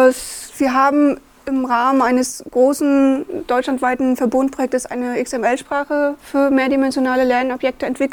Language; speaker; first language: German; native; German